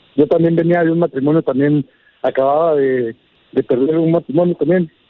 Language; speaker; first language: Spanish; native; Spanish